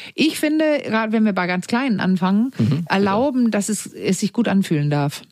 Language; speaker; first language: German; non-native, fluent; Danish